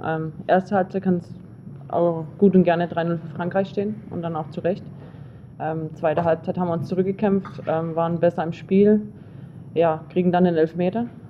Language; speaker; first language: German; native; German